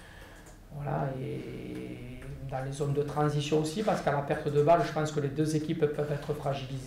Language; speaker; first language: French; native; French